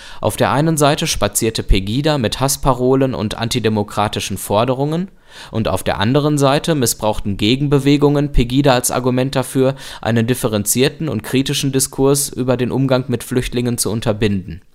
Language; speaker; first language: German; native; German